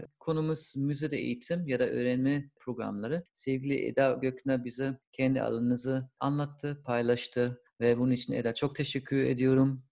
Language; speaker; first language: Turkish; non-native, fluent; German